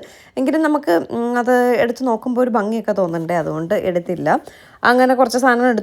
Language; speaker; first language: Malayalam; native; Malayalam